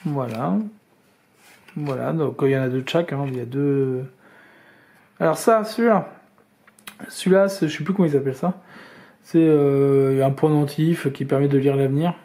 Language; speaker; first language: French; native; French